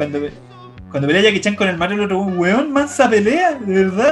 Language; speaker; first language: Spanish; native; Spanish